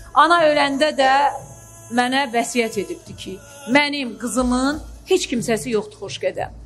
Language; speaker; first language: Azerbaijani; native; Azerbaijani